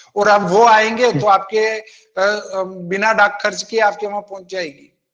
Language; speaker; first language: Hindi; native; Hindi